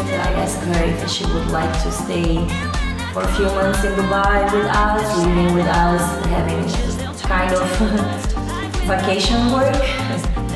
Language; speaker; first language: English; non-native, fluent; Portuguese